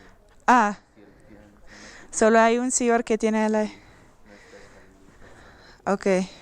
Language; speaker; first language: Spanish; non-native, learner; Dutch